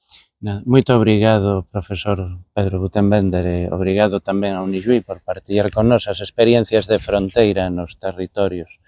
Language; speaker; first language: Galician; native; Galician